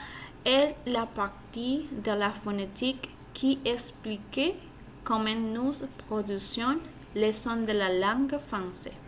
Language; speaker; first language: French; non-native, learner; Spanish